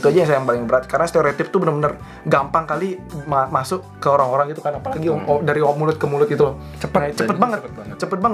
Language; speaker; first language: Indonesian; native; Indonesian